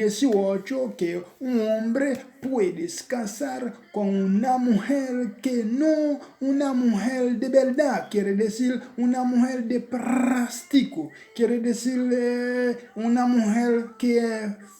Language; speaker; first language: Spanish; non-native, learner; Haitian Creole